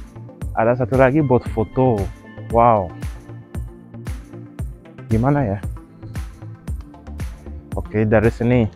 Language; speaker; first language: Indonesian; non-native, learner; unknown